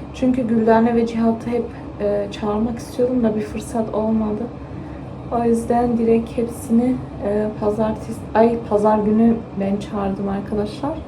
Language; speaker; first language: Turkish; early bilingual, heritage; Turkish